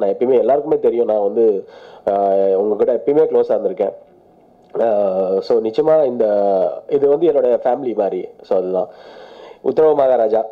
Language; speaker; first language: Tamil; native; Tamil